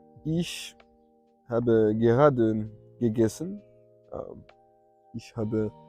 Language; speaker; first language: German; non-native, learner; French